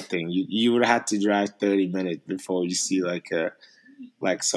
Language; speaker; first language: English; non-native, fluent; French